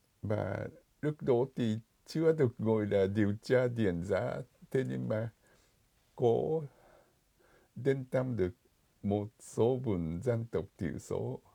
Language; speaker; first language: Vietnamese; non-native, fluent; Japanese